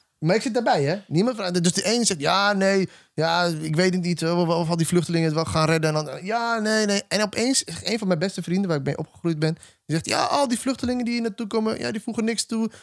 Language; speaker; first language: Dutch; native; Dutch